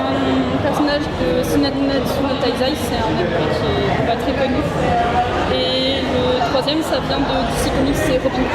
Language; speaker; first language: French; native; French